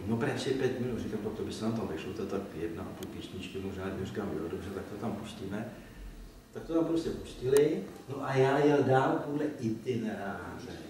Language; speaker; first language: Czech; native; Czech